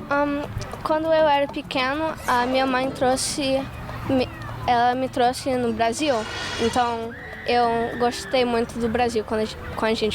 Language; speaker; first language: Portuguese; early bilingual, heritage; English